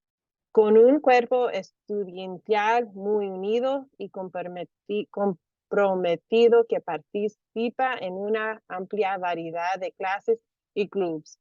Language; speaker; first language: Spanish; early bilingual, heritage; Spanish